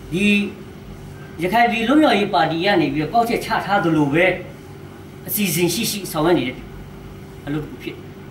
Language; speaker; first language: Burmese; non-native, local second language; S'gaw Karen